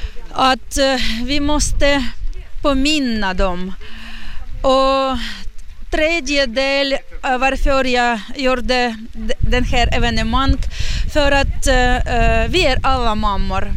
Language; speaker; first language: Swedish; non-native, learner; Ukrainian